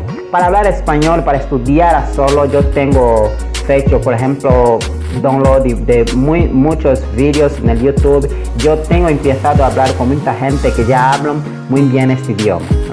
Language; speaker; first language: Spanish; non-native, learner; Portuguese